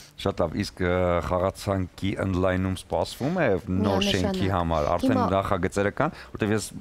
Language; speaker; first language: Armenian; native; Armenian